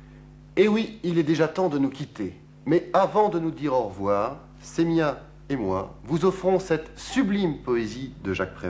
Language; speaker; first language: French; native; French